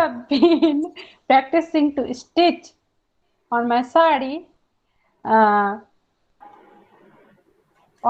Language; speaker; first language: English; non-native, learner; Hindi